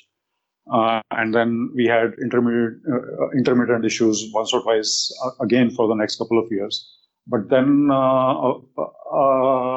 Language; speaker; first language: English; non-native, local second language; Hindi